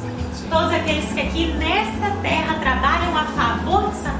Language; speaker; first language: Portuguese; native; Portuguese